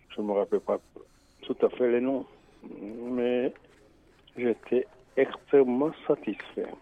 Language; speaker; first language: French; non-native, local second language; Rundi